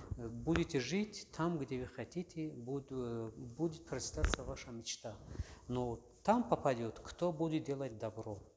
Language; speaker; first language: Russian; non-native, local second language; Tajik